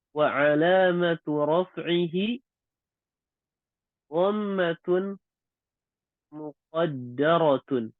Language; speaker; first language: Arabic; non-native, fluent; Indonesian